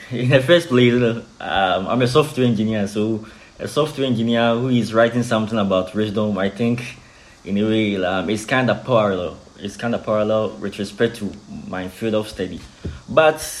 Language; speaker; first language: English; non-native, local second language; Akan